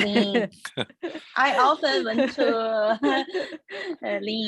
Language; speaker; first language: English; non-native, learner; Chinese